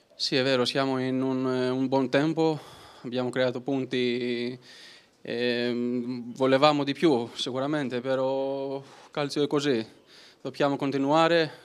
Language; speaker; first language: Italian; non-native, learner; Greek